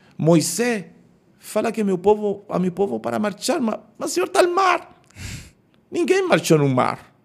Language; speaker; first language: Portuguese; non-native, fluent; Spanish